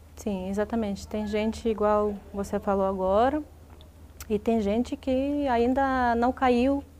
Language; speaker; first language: Portuguese; non-native, fluent; Russian